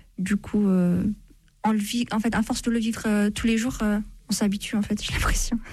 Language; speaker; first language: French; non-native, fluent; Amharic